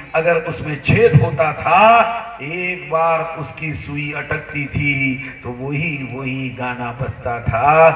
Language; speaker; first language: Hindi; non-native, local second language; Marathi